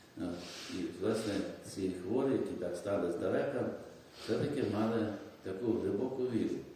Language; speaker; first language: Ukrainian; native; Ukrainian